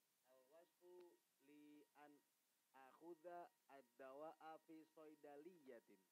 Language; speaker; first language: Arabic; non-native, learner; Indonesian